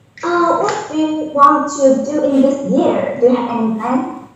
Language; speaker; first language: English; non-native, learner; Chinese